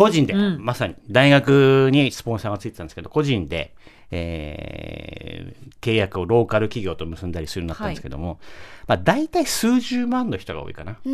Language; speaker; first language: Japanese; native; Japanese